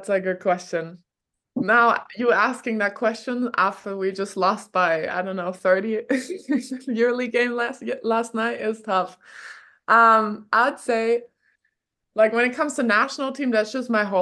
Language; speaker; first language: English; non-native, fluent; German